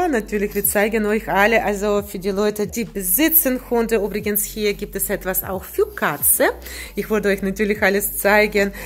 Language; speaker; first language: German; non-native, learner; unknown